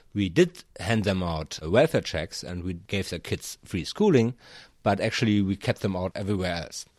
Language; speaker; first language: English; non-native, fluent; German